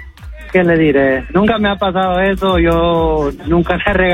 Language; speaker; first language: Spanish; early bilingual, heritage; Spanish